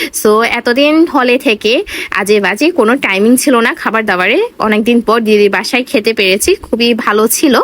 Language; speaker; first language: Bangla; non-native, local second language; Marma